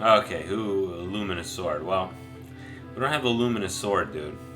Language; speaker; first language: English; native; English